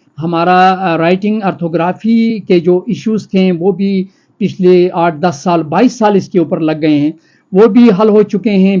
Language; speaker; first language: Urdu; non-native, local second language; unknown